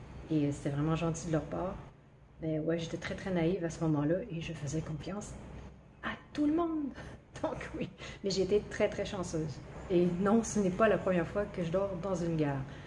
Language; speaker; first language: French; native; French